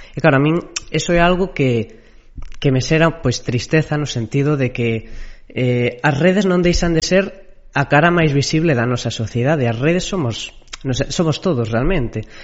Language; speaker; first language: Galician; native; Galician